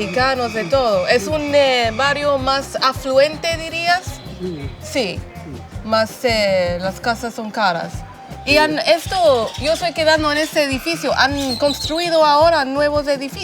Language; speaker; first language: Spanish; non-native, fluent; English